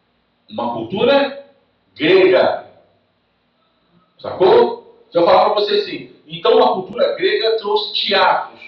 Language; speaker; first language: Portuguese; native; Portuguese